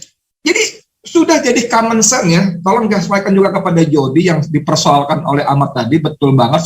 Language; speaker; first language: Indonesian; native; Indonesian